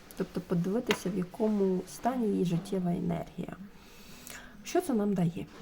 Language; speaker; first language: Ukrainian; non-native, local second language; Russian